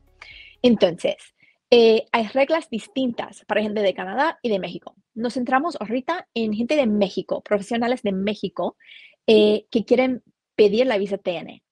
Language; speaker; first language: Spanish; non-native, fluent; English